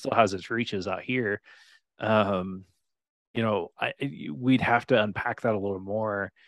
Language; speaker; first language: English; native; English